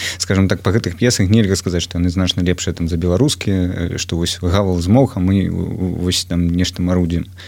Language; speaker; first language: Belarusian; non-native, local second language; Russian